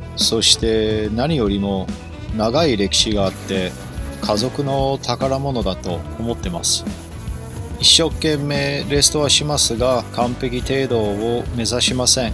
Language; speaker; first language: Japanese; non-native, fluent; English